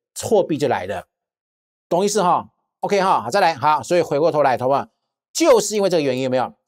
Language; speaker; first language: Chinese; native; Chinese